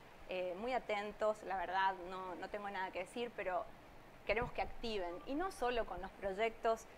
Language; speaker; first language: Spanish; native; Spanish